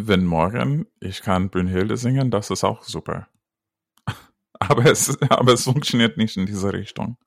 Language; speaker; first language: German; non-native, fluent; English